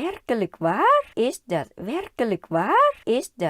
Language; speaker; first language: Dutch; non-native, learner; Thai